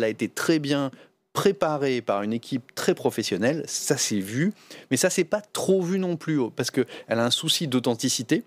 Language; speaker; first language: French; native; French